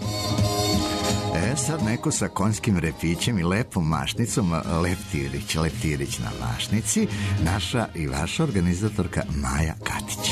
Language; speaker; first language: Serbian; native; Serbian